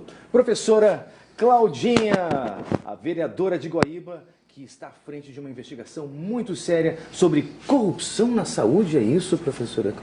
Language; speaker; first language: Portuguese; native; Portuguese